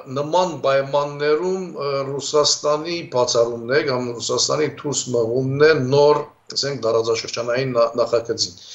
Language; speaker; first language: Armenian; early bilingual, heritage; Armenian